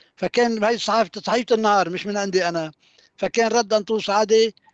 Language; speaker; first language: Arabic; native; Arabic